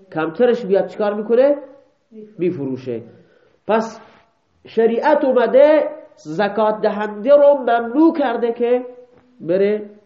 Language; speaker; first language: Persian; non-native, local second language; Baluchi